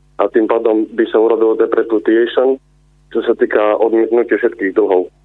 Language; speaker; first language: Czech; native; Czech